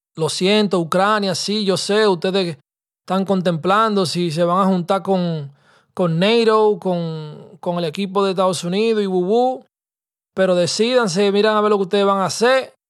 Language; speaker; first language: Spanish; early bilingual, heritage; Spanish